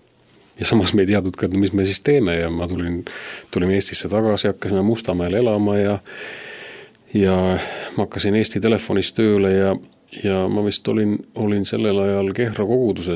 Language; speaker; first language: Estonian; native; Estonian